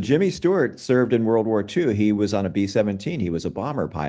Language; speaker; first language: English; native; English